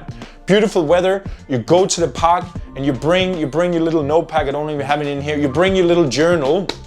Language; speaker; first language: English; non-native, fluent; Danish